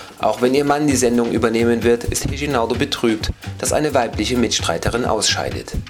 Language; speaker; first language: German; native; German